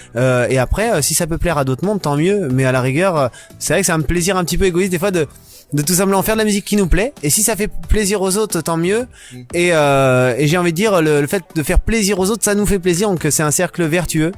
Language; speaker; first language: French; native; French